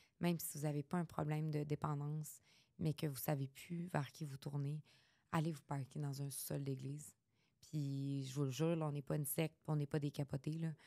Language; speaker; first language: French; native; French